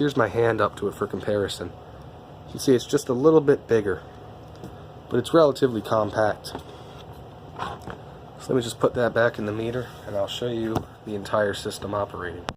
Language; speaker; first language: English; native; English